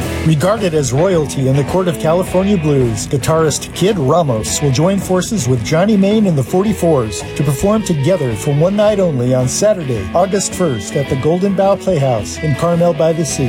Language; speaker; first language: English; native; English